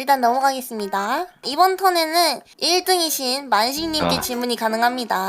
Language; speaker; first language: Korean; native; Korean